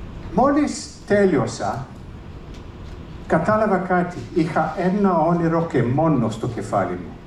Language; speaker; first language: Greek; early bilingual, heritage; English